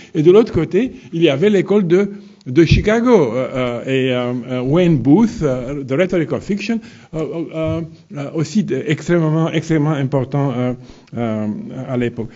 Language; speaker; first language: French; non-native, fluent; Romanian